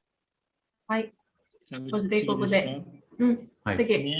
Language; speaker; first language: Japanese; non-native, fluent; Tatar